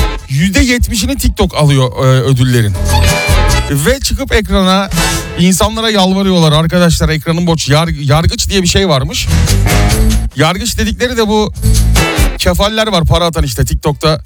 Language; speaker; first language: Turkish; native; Turkish